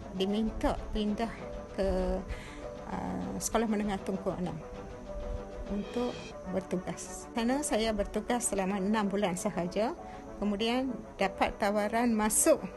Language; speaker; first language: Malay; non-native, local second language; Tamil